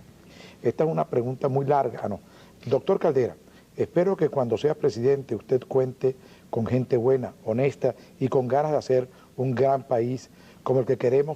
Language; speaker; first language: Spanish; native; Spanish